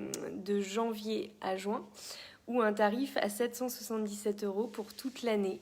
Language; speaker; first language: French; native; French